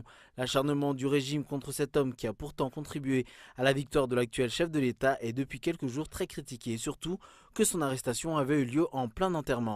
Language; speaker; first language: French; non-native, local second language; Malagasy